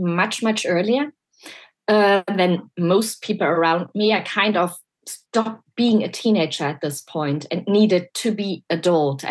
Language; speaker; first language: English; non-native, fluent; German